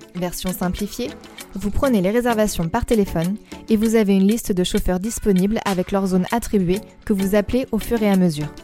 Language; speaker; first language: French; native; French